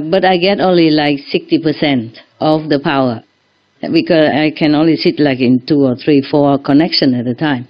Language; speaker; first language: English; non-native, fluent; Vietnamese